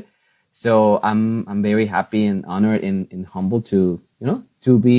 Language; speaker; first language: English; non-native, fluent; Spanish